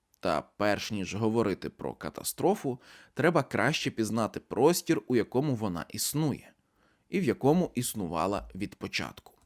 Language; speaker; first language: Ukrainian; native; Ukrainian